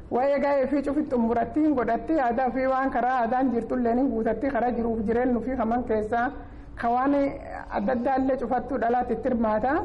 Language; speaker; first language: Oromo; native; Oromo